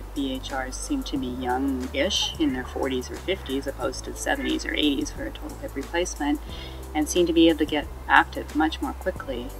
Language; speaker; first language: English; native; English